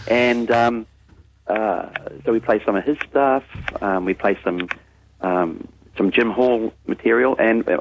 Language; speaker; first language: English; native; English